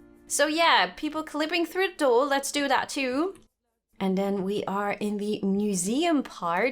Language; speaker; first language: English; non-native, fluent; Dutch